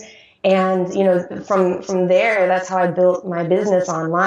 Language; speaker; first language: English; native; English